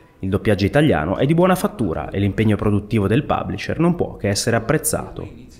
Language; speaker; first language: Italian; native; Italian